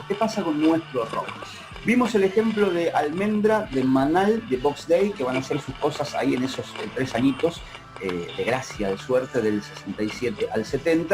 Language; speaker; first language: Spanish; native; Spanish